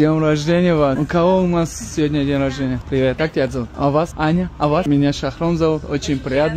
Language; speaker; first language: Russian; non-native, fluent; Tajik